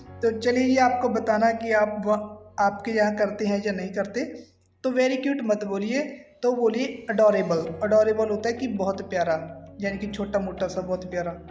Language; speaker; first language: Hindi; non-native, local second language; Punjabi